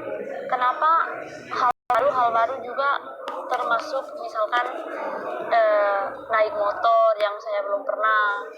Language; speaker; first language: Indonesian; non-native, fluent; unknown